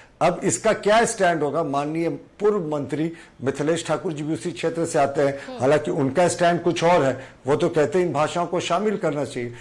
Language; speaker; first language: Hindi; non-native, local second language; Sadri